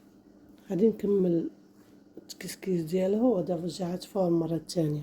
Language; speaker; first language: Arabic; native; Arabic